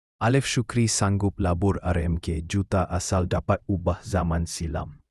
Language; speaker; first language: Malay; native; Malay